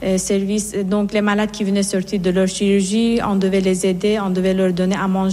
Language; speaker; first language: French; non-native, fluent; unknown